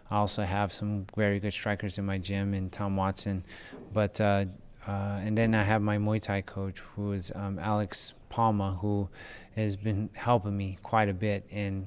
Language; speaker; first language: English; early bilingual, other home language; Filipino